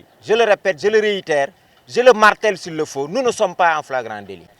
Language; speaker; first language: French; non-native, local second language; Wolof